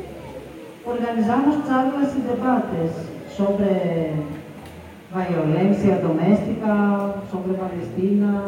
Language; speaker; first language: Spanish; non-native, fluent; Greek